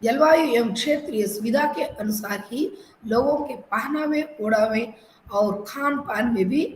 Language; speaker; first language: Hindi; non-native, local second language; Telugu